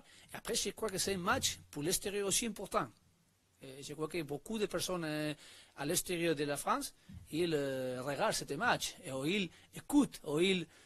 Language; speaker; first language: French; non-native, learner; Spanish